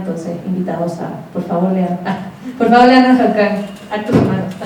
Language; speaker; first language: Spanish; native; Spanish